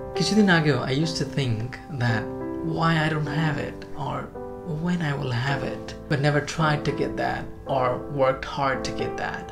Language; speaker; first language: English; non-native, local second language; Bangla